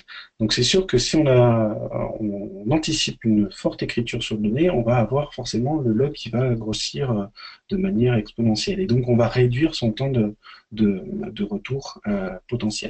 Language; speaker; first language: French; native; French